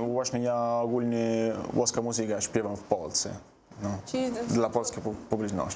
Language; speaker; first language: Polish; non-native, learner; Italian